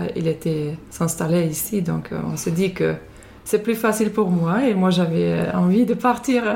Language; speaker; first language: French; non-native, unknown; Finnish